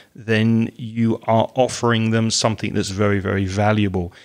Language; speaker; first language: English; native; English